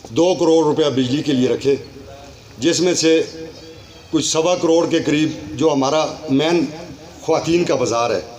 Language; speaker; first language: Urdu; non-native, local second language; Northern Hindko